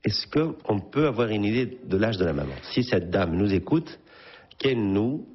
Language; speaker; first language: French; non-native, local second language; Arabic